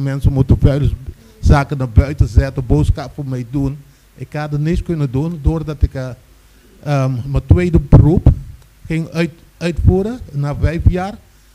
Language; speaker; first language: Dutch; non-native, local second language; Papiamento